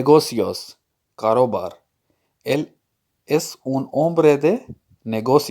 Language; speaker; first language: Spanish; non-native, fluent; Urdu